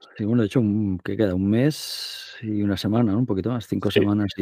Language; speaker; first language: Spanish; native; Spanish